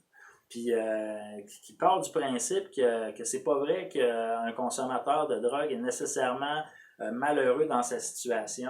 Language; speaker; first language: French; native; French